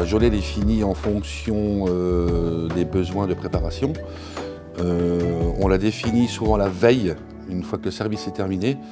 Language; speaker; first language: French; native; French